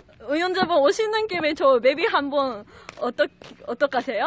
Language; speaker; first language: Korean; non-native, fluent; Japanese